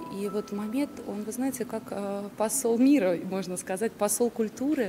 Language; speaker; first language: Russian; native; Russian